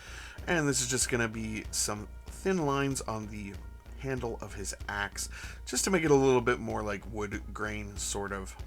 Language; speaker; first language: English; native; English